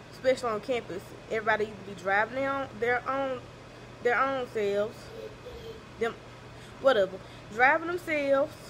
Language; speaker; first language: English; native; English